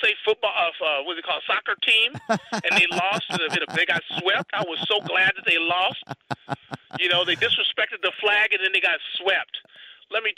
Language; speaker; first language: English; native; English